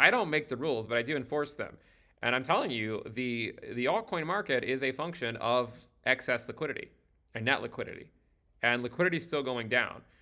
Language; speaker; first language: English; native; English